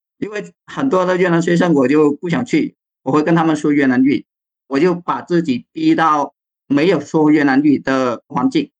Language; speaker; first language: Chinese; non-native, fluent; Vietnamese